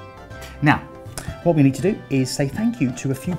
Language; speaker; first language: English; native; English